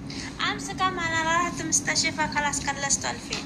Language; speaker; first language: Arabic; non-native, learner; Oromo